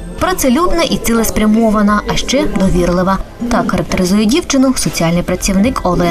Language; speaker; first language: Ukrainian; native; Ukrainian